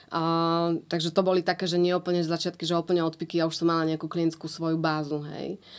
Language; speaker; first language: Slovak; native; Slovak